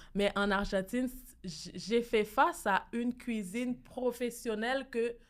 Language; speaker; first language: French; non-native, local second language; Haitian Creole